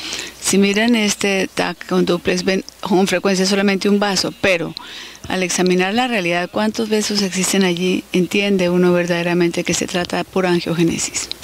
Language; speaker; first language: Spanish; native; Spanish